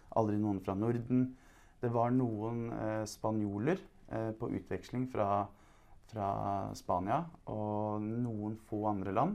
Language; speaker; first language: Norwegian; native; Norwegian